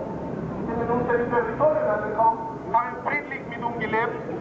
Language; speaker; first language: German; non-native, fluent; Spanish